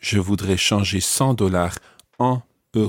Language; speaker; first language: French; non-native, fluent; English